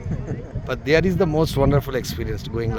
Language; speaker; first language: English; non-native, learner; Bangla